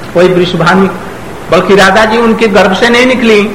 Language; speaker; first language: Hindi; non-native, local second language; Bangla